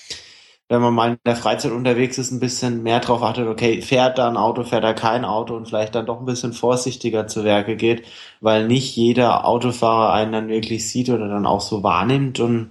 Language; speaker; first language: German; native; German